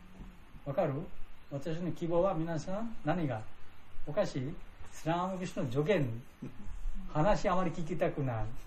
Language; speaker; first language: Japanese; non-native, learner; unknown